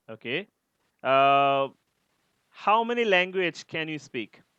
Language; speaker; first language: English; non-native, learner; Bangla